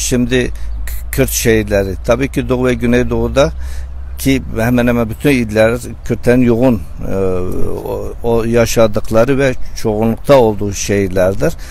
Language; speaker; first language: Turkish; non-native, local second language; Kurdish